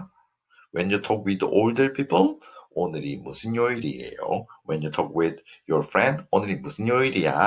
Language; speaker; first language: English; non-native, fluent; Korean